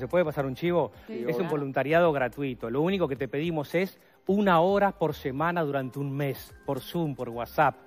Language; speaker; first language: Spanish; native; Spanish